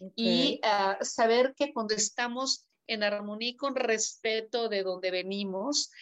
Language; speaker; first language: Spanish; native; Spanish